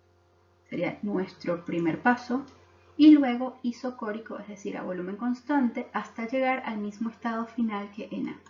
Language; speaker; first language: Spanish; native; Spanish